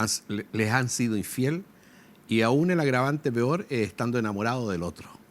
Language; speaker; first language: Spanish; native; Spanish